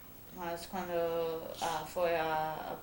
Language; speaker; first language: Portuguese; non-native, fluent; Spanish